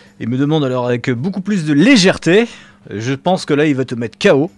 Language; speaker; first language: French; native; French